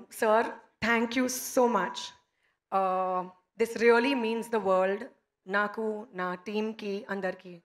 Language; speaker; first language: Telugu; non-native, local second language; Hindi